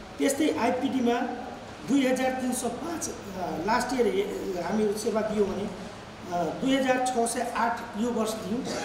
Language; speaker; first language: Nepali; native; Nepali